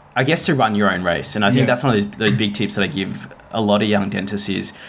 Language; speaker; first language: English; native; English